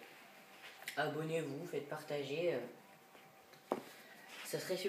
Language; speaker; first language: French; native; French